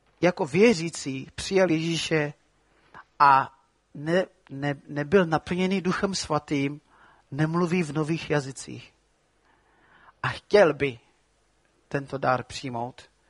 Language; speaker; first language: Czech; non-native, fluent; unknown